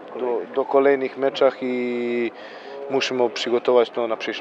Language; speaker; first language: Polish; non-native, learner; Croatian